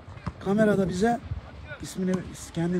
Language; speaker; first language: Turkish; native; Turkish